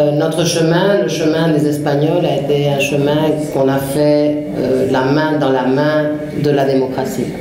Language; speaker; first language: French; non-native, fluent; Spanish